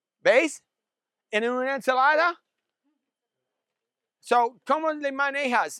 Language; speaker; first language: Spanish; non-native, learner; English